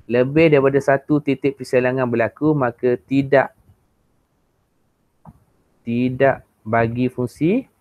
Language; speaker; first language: Malay; native; Malay